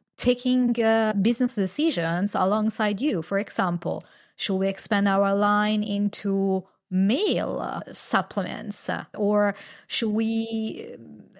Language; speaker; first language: English; non-native, fluent; Italian